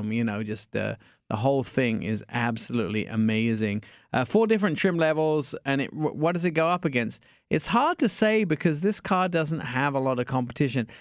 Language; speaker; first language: English; native; English